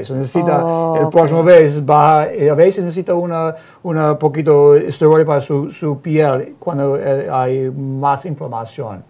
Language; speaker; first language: Spanish; non-native, learner; English